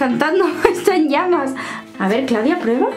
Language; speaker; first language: Spanish; native; Spanish